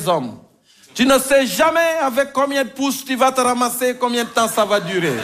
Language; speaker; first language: French; native; French